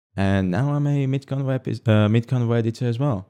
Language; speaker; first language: English; non-native, fluent; Slovak